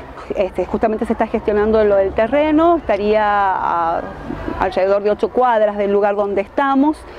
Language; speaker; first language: Spanish; native; Spanish